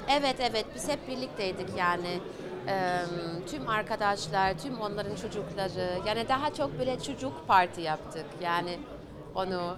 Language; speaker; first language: Turkish; early bilingual, heritage; German